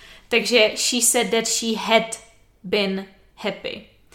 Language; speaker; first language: English; non-native, fluent; Czech